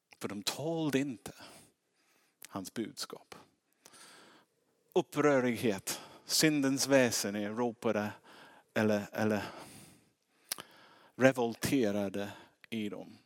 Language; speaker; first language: Swedish; non-native, fluent; English